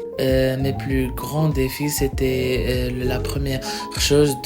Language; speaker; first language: French; non-native, local second language; Arabic